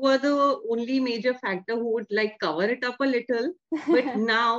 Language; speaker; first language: English; non-native, local second language; Hindi